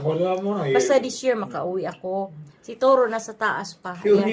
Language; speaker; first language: Filipino; native; Filipino